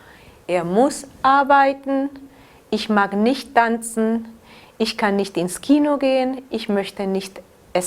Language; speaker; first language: German; non-native, fluent; Spanish